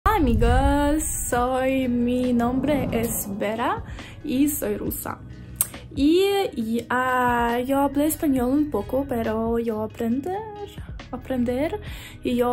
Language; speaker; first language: Spanish; non-native, learner; Russian